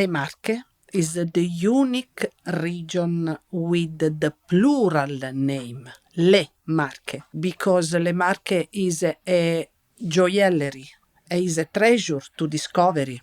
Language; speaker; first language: English; non-native, learner; Italian